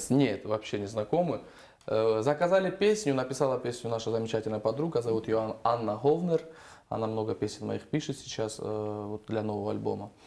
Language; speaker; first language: Russian; non-native, local second language; Armenian